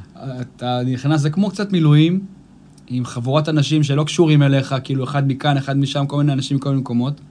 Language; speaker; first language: Hebrew; native; Hebrew